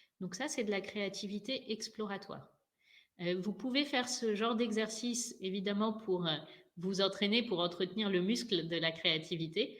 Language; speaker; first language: French; native; French